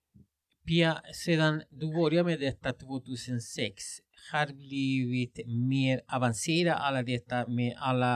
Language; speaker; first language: Swedish; non-native, fluent; Spanish